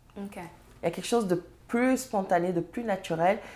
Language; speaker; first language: French; non-native, local second language; Serer